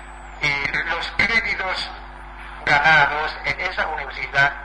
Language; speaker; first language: Spanish; non-native, fluent; Chinese